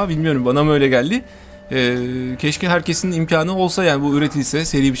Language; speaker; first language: Turkish; native; Turkish